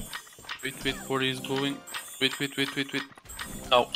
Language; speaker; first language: English; non-native, learner; Turkish